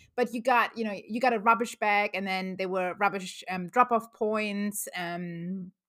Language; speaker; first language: English; non-native, fluent; German